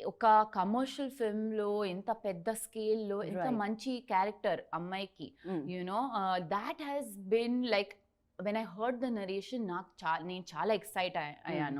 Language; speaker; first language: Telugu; non-native, learner; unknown